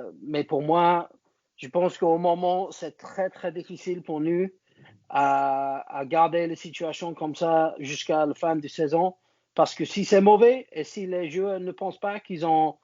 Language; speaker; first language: French; non-native, learner; English